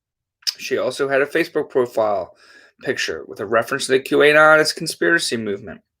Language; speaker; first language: English; native; English